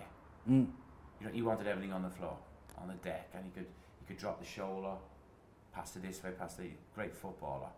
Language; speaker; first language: English; native; English